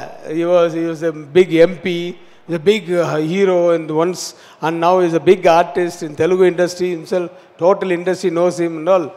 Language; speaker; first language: Telugu; non-native, learner; Tamil